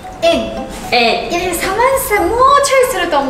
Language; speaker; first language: Japanese; native; Japanese